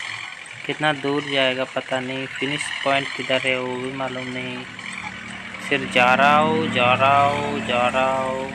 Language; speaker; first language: Hindi; non-native, local second language; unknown